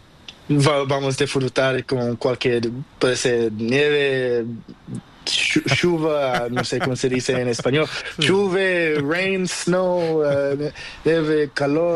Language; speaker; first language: Spanish; non-native, learner; Portuguese